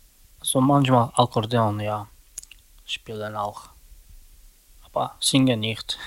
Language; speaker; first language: German; non-native, learner; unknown